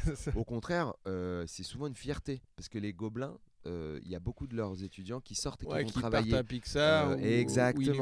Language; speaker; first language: French; native; French